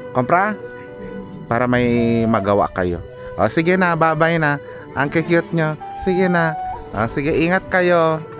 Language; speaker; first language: Filipino; native; Filipino